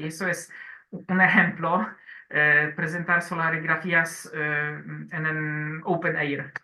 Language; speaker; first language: Spanish; non-native, learner; Polish